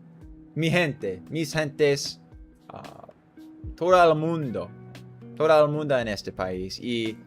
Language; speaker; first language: Spanish; non-native, learner; English